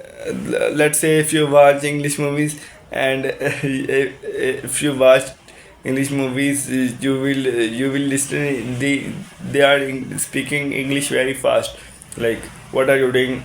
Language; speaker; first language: English; non-native, learner; Urdu